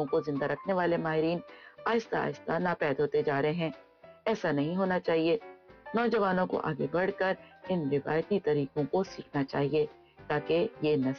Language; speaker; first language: Urdu; native; Urdu